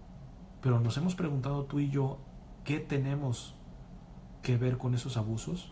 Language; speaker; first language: Spanish; native; Spanish